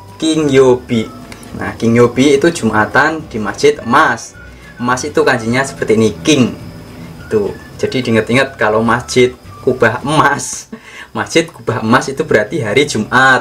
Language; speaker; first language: Indonesian; native; Indonesian